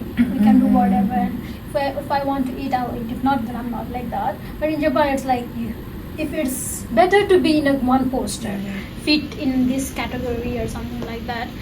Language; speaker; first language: English; non-native, fluent; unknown